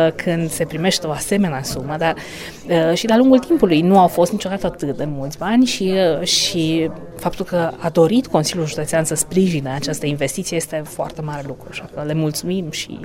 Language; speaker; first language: Romanian; native; Romanian